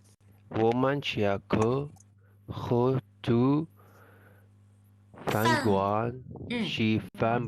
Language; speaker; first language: Chinese; non-native, learner; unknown